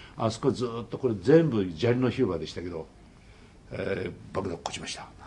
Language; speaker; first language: Japanese; native; Japanese